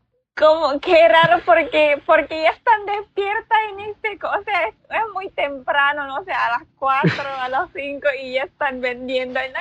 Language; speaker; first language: Spanish; non-native, learner; Filipino